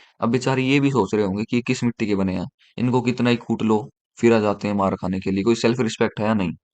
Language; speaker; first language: Hindi; native; Hindi